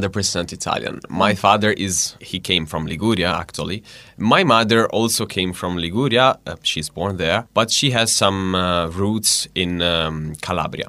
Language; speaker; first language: English; non-native, fluent; Italian